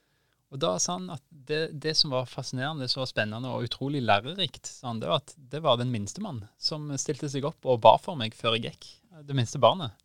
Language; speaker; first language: Norwegian; native; Norwegian